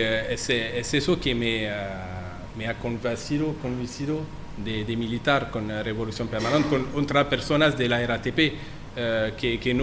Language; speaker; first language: Spanish; non-native, learner; French